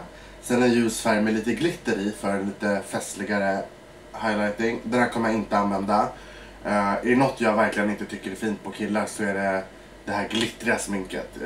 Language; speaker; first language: Swedish; early bilingual, other home language; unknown